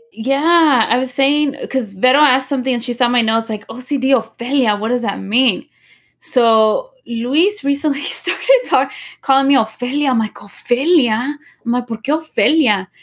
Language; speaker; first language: English; early bilingual, other home language; Spanish